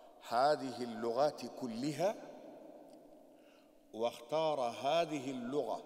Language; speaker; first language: Arabic; non-native, fluent; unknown